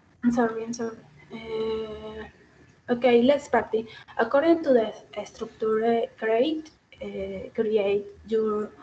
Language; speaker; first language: English; non-native, learner; Spanish